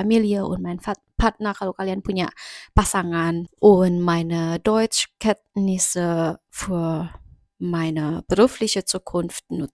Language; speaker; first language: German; non-native, learner; Indonesian